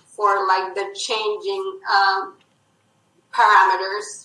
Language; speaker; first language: English; non-native, fluent; Spanish